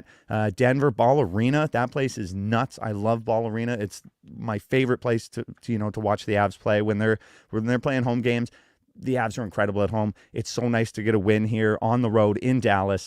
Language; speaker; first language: English; native; English